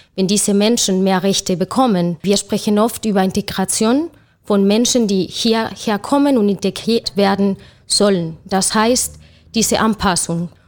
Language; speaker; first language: German; non-native, fluent; Spanish